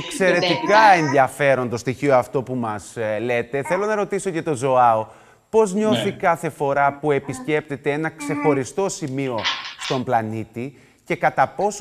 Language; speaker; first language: Greek; native; Greek